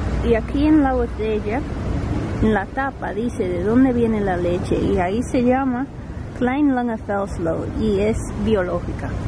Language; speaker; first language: Spanish; early bilingual, heritage; Spanish